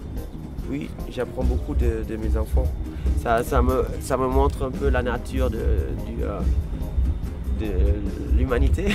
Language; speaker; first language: French; non-native, fluent; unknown